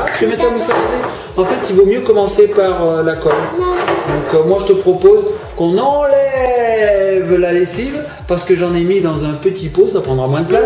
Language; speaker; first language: French; native; French